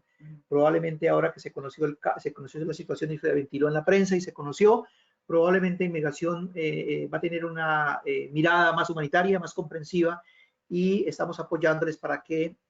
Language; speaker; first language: Spanish; native; Spanish